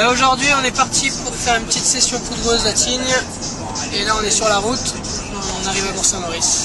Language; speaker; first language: French; native; French